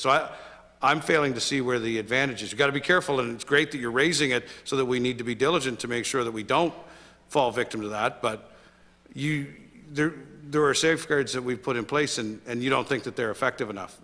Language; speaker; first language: English; native; English